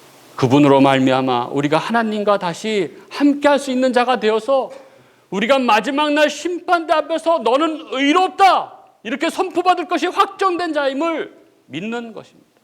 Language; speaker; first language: Korean; native; Korean